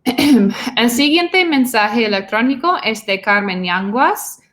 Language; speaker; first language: Spanish; non-native, fluent; English